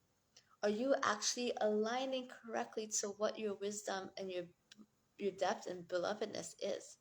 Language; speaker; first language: English; native; English